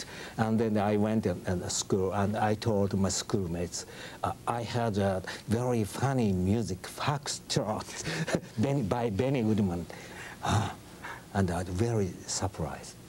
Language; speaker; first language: English; non-native, learner; Japanese